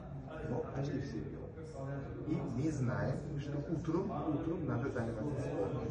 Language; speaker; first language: Russian; non-native, local second language; Uzbek